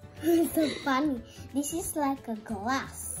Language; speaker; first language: English; early bilingual, other home language; Indonesian